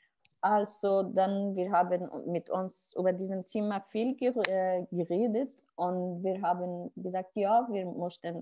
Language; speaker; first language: German; non-native, learner; Arabic